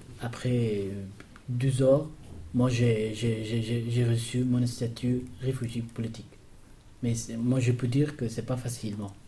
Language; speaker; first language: French; non-native, learner; Persian